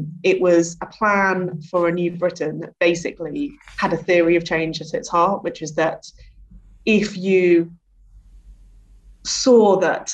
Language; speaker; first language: English; native; English